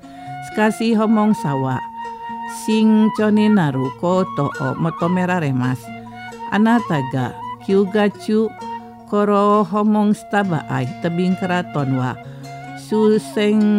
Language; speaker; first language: Japanese; non-native, fluent; Indonesian